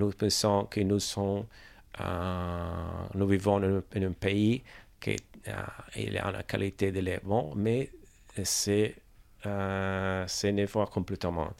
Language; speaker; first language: French; non-native, learner; Italian